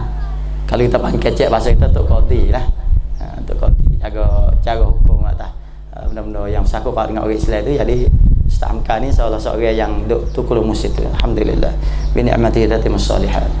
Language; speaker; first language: Malay; native; Malay